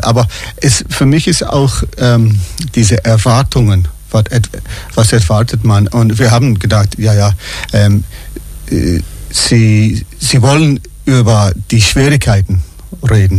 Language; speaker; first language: German; non-native, fluent; English